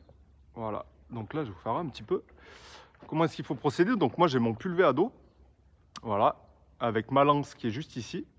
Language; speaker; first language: French; native; French